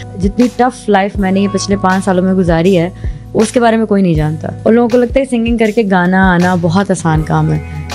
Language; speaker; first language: Urdu; native; Urdu